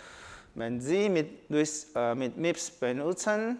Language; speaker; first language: German; non-native, learner; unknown